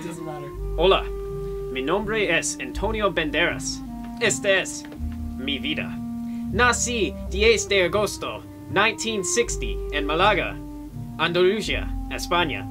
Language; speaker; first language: Spanish; non-native, learner; English